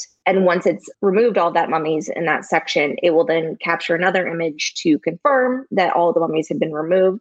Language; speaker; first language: English; native; English